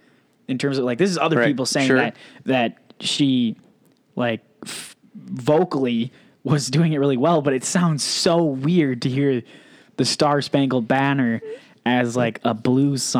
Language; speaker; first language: English; native; English